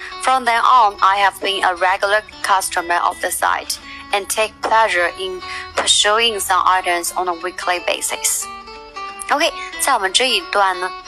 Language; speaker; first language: English; non-native, fluent; Chinese